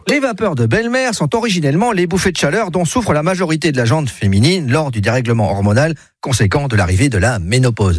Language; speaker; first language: French; native; French